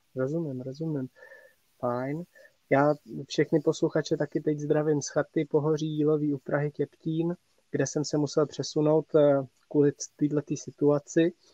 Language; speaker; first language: Czech; native; Czech